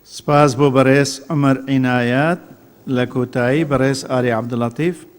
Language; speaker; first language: Central Kurdish; non-native, local second language; Kurdish